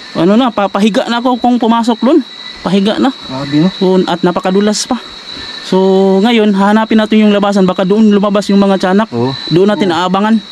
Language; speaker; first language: Filipino; native; Filipino